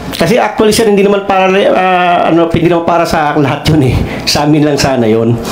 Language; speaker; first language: Filipino; non-native, local second language; Cebuano